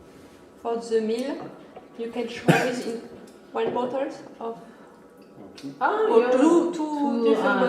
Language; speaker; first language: English; non-native, learner; French